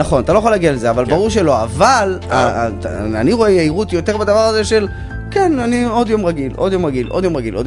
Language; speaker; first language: Hebrew; native; Hebrew